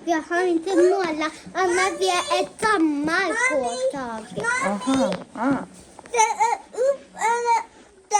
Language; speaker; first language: Swedish; early bilingual, other home language; Mongolian